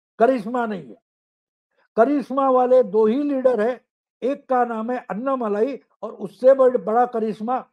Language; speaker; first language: Hindi; non-native, local second language; Marathi